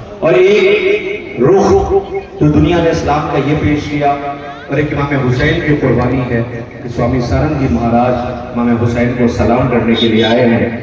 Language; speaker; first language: Urdu; native; Urdu